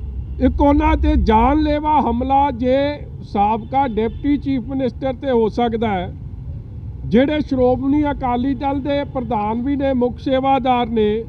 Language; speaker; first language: Hindi; non-native, local second language; Punjabi